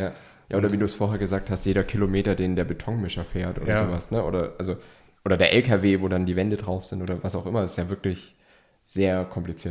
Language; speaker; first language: German; native; German